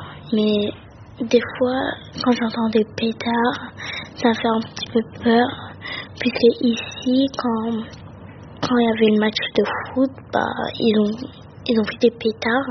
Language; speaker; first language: French; early bilingual, other home language; Arabic